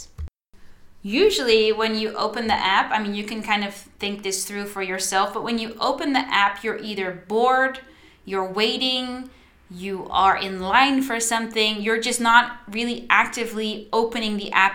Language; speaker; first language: English; non-native, fluent; Dutch